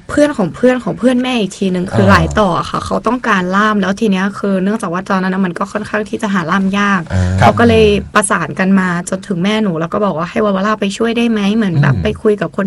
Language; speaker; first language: Thai; non-native, local second language; Russian